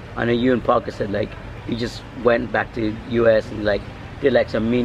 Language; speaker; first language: English; native; English